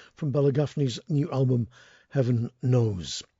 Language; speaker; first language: English; native; English